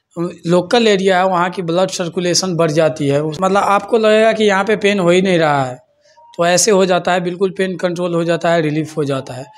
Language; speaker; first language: Hindi; native; Hindi